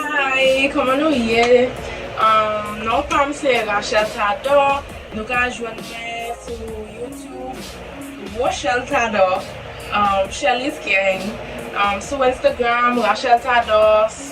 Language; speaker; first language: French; non-native, learner; Haitian Creole